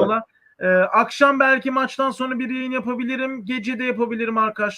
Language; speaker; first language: Turkish; native; Turkish